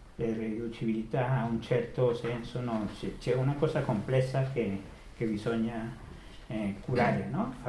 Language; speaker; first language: Italian; non-native, fluent; Spanish